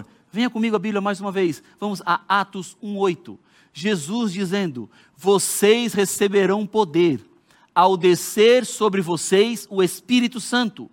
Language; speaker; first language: Portuguese; native; Portuguese